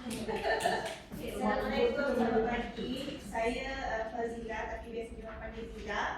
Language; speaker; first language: Malay; native; Malay